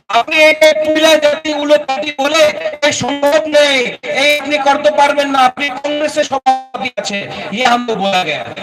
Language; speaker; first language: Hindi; non-native, local second language; Kok Borok